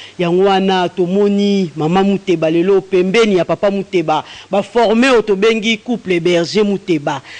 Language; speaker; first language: Lingala; native; Lingala